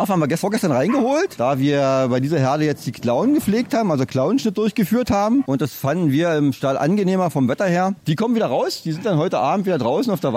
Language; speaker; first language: German; native; German